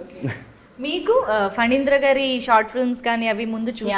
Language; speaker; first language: Telugu; native; Telugu